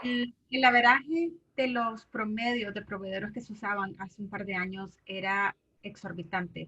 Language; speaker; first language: Spanish; early bilingual, heritage; Spanish